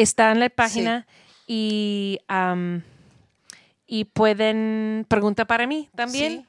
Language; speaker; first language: Spanish; non-native, learner; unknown